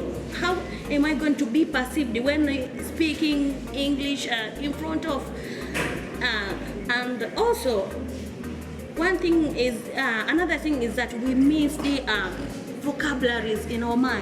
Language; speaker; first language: English; non-native, learner; Swahili